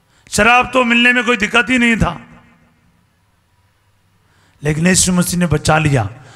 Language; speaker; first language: Hindi; non-native, fluent; Malayalam